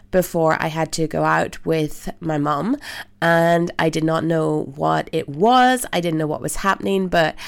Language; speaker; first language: English; native; English